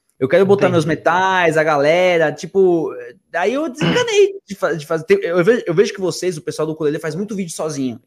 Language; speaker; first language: Portuguese; early bilingual, other home language; Spanish